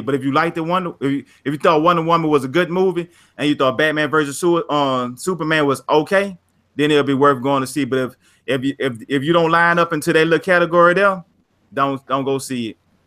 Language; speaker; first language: English; native; English